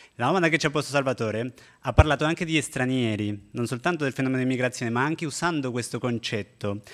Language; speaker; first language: Italian; non-native, fluent; Spanish